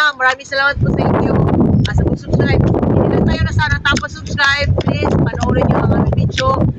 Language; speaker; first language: Filipino; non-native, local second language; Cebuano